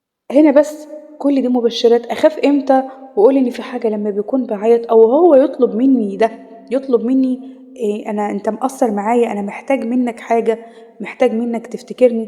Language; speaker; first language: Arabic; native; Arabic